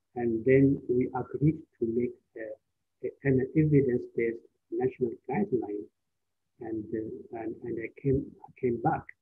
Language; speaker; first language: English; non-native, fluent; Amharic